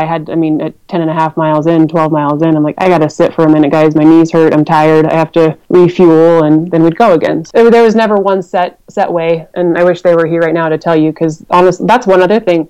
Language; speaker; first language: English; native; English